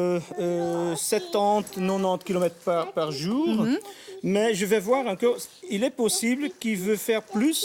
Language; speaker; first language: French; non-native, fluent; Dutch